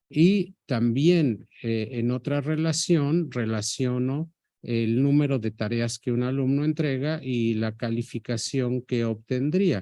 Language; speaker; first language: Spanish; native; Spanish